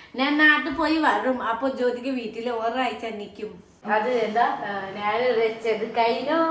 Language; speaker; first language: Malayalam; non-native, learner; Nepali